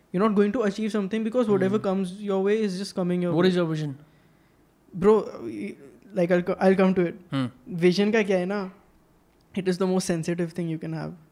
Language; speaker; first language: Hindi; native; Hindi